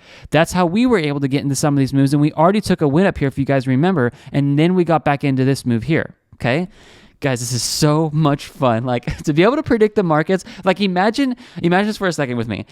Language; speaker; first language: English; native; English